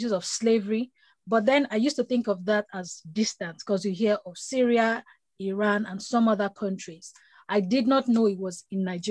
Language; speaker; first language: English; non-native, local second language; Yoruba